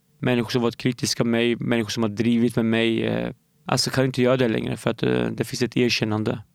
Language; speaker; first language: Swedish; early bilingual, other home language; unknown